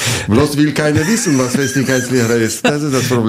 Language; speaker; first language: German; non-native, fluent; Russian